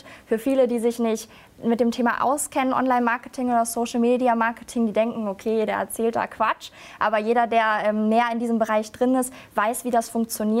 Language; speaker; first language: German; native; German